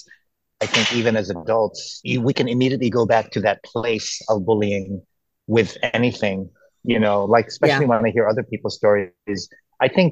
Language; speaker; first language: English; early bilingual, other home language; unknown